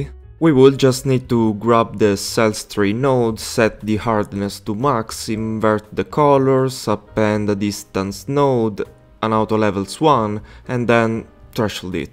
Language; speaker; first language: English; non-native, fluent; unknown